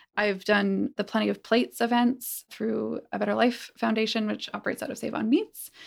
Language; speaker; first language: English; native; English